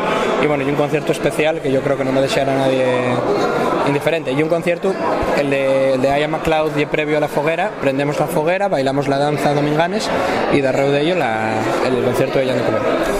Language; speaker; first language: Spanish; native; Spanish